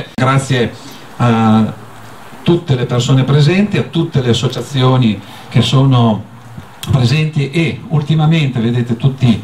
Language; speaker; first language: Italian; native; Italian